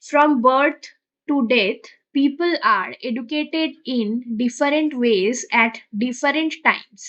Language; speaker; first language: English; non-native, local second language; Bangla